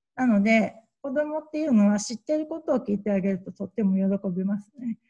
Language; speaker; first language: Japanese; native; Japanese